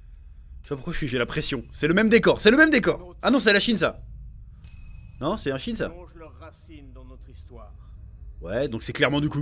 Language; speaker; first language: French; native; French